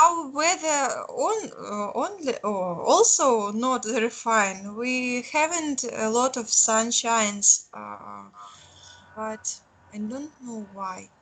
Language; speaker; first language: English; non-native, learner; Russian